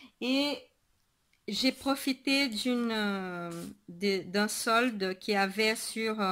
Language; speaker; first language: French; non-native, fluent; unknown